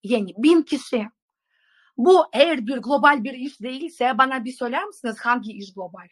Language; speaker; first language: Turkish; non-native, fluent; Russian